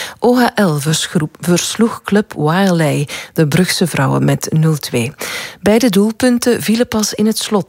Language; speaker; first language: Dutch; native; Dutch